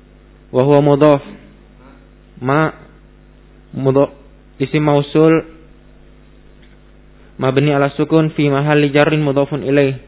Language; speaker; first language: Arabic; non-native, learner; Indonesian